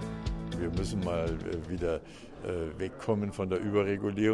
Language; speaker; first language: German; native; German